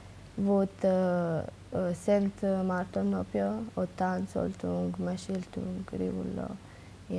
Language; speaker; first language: Hungarian; non-native, local second language; Romanian